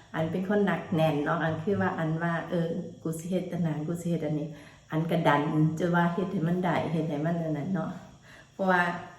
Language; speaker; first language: Thai; native; Thai